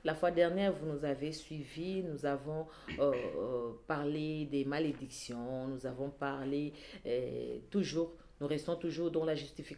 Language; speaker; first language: French; non-native, local second language; Lingala